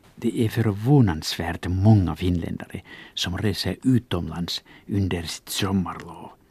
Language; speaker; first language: Swedish; non-native, local second language; Finnish